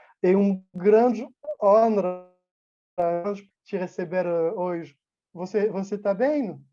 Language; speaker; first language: Portuguese; non-native, fluent; French